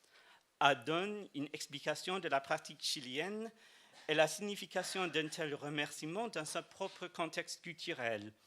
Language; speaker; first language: French; non-native, fluent; English